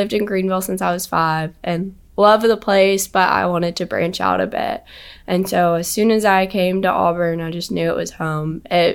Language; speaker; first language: English; native; English